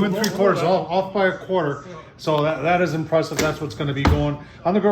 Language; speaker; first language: English; native; English